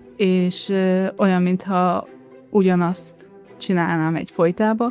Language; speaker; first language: Hungarian; early bilingual, heritage; Hungarian